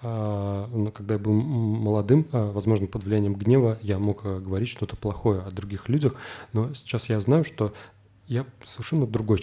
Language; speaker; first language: Russian; native; Russian